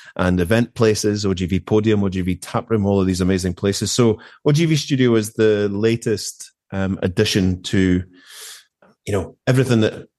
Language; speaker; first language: English; native; English